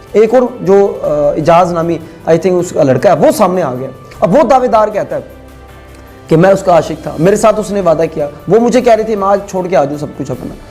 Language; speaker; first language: Urdu; non-native, local second language; Punjabi